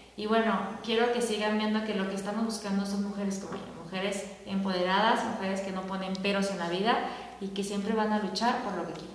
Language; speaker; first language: Spanish; native; Spanish